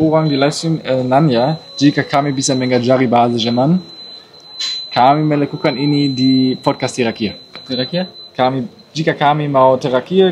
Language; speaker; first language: Indonesian; non-native, learner; German